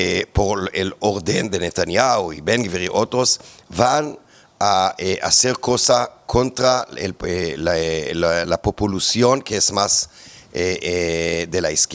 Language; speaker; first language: Spanish; non-native, fluent; Hebrew